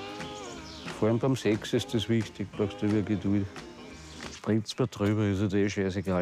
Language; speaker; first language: German; native; German